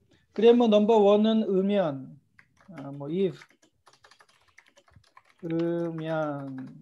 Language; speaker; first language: Korean; non-native, fluent; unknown